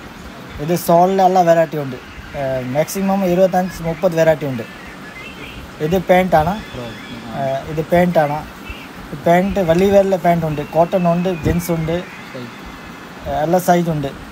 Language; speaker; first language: Malayalam; non-native, local second language; Hindi